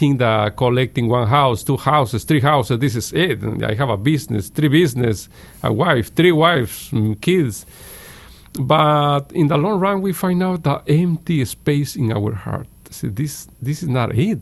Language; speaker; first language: English; non-native, fluent; Spanish